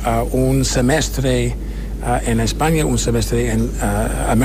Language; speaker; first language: Spanish; non-native, learner; English